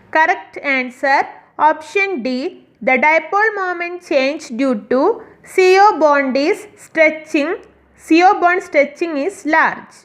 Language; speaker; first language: English; non-native, local second language; Malayalam